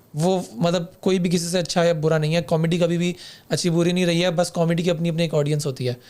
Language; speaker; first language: Urdu; native; Urdu